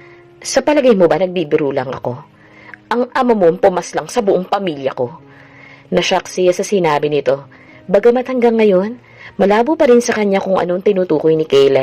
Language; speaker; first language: Filipino; native; Filipino